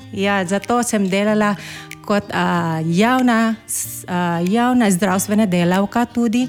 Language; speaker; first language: Slovenian; non-native, learner; Filipino